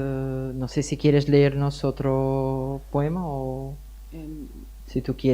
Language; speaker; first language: Spanish; non-native, fluent; Portuguese